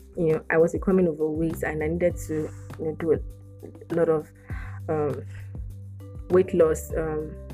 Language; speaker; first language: English; non-native, local second language; Yoruba